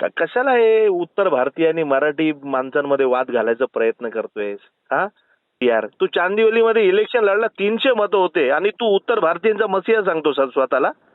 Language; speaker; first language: Marathi; non-native, local second language; Gujarati